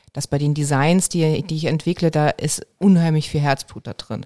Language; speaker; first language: German; native; German